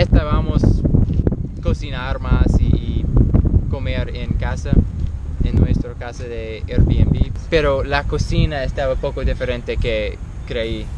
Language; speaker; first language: Spanish; non-native, learner; English